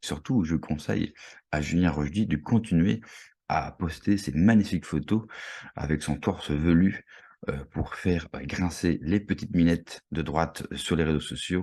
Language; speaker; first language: French; native; French